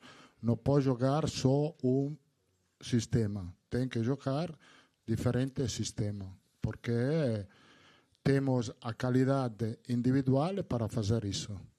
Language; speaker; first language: Spanish; non-native, learner; Italian